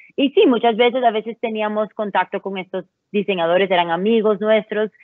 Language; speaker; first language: Spanish; early bilingual, heritage; Spanish